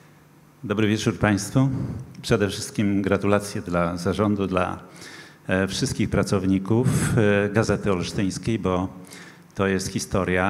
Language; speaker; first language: Polish; native; Polish